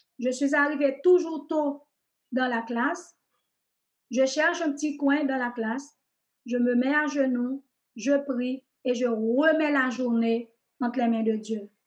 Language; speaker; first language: French; non-native, local second language; Haitian Creole